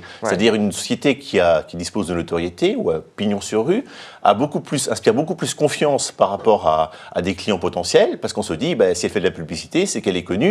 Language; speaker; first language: French; native; French